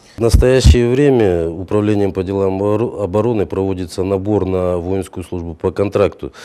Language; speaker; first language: Russian; native; Russian